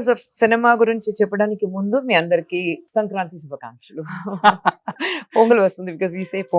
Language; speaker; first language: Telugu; non-native, fluent; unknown